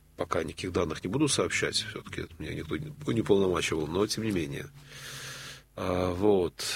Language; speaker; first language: Russian; native; Russian